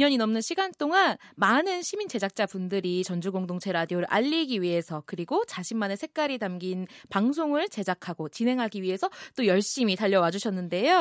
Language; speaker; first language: Korean; native; Korean